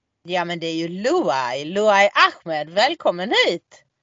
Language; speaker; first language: Swedish; native; Swedish